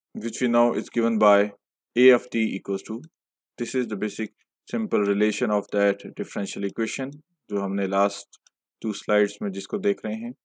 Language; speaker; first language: English; non-native, local second language; Hindi